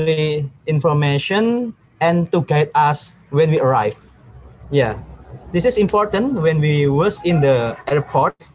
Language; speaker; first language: English; non-native, learner; Indonesian